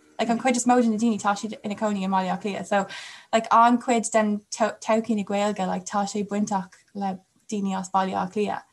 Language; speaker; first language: Irish; non-native, local second language; English